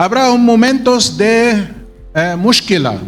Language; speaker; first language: Spanish; non-native, fluent; Arabic